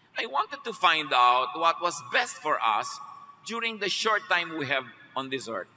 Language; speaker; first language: English; non-native, local second language; Filipino